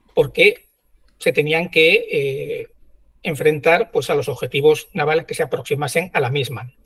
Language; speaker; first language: Spanish; native; Spanish